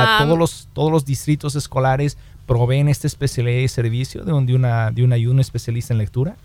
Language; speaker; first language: Spanish; native; Spanish